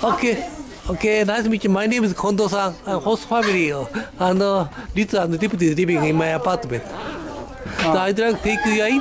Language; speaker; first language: English; non-native, learner; Japanese